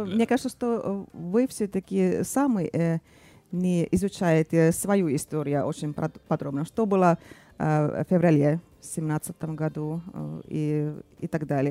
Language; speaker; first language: Russian; non-native, fluent; Finnish